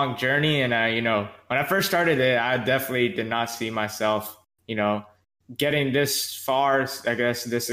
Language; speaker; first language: English; native; English